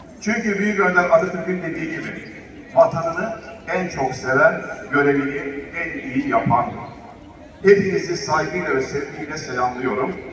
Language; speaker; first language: Turkish; native; Turkish